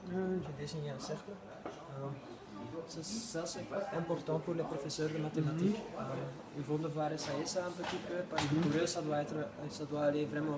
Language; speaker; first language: French; non-native, fluent; Dutch